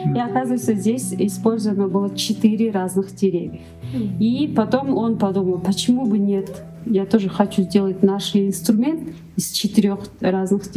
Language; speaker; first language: Russian; non-native, local second language; Kyrgyz